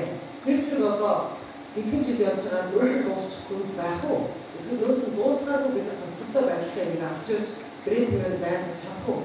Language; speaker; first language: Mongolian; native; Mongolian